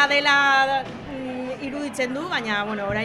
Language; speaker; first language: Basque; non-native, local second language; Spanish